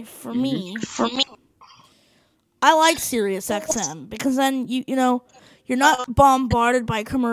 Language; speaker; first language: English; native; English